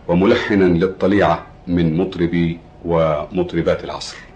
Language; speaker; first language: Arabic; native; Arabic